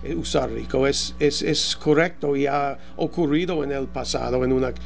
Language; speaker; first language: Spanish; non-native, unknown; English